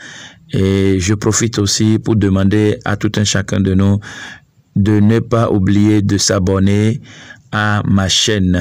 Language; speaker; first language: French; non-native, local second language; Fon